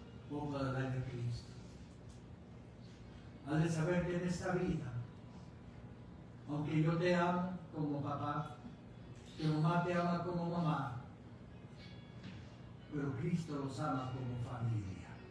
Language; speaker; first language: Spanish; early bilingual, heritage; Spanish